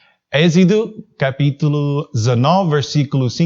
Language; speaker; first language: Portuguese; non-native, learner; English